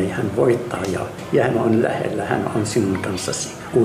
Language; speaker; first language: Finnish; non-native, fluent; Arabic